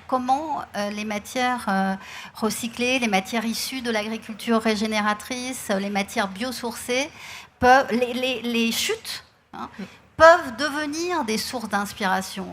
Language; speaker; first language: French; native; French